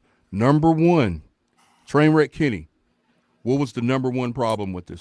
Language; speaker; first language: English; native; English